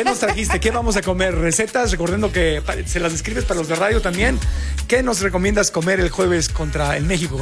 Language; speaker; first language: Spanish; native; Spanish